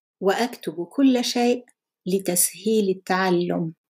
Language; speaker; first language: Arabic; non-native, learner; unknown